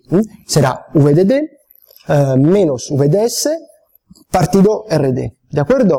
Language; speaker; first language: Spanish; non-native, fluent; Italian